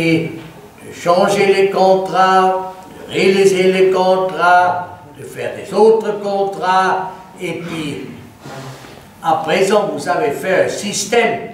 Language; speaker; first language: French; non-native, fluent; German